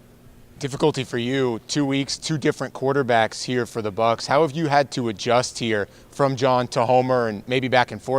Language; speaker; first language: English; native; English